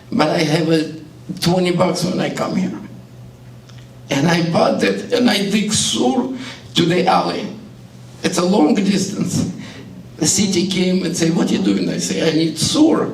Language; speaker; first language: English; non-native, learner; Estonian